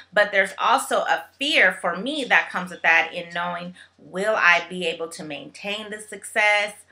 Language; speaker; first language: English; native; English